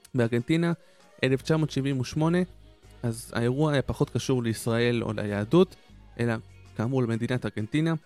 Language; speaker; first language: Hebrew; native; Hebrew